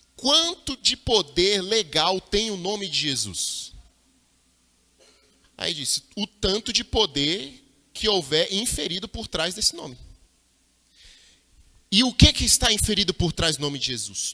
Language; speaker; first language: Portuguese; native; Portuguese